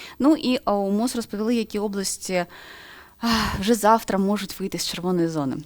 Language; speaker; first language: Ukrainian; native; Ukrainian